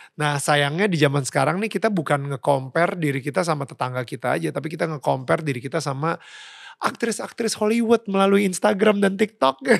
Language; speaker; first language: Indonesian; native; Indonesian